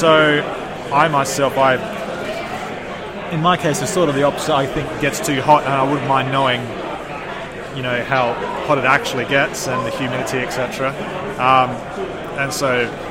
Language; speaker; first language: English; native; English